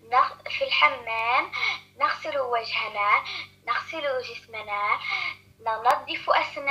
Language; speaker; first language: Arabic; non-native, learner; French